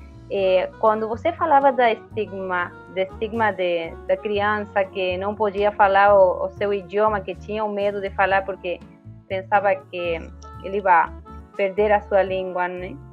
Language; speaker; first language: Portuguese; non-native, fluent; Spanish